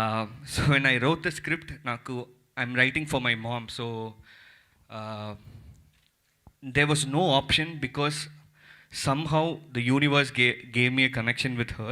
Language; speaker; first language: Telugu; early bilingual, heritage; Telugu